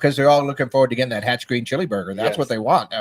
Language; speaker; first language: English; native; English